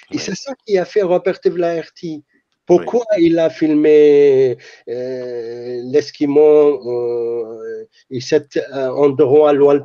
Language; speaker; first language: French; non-native, fluent; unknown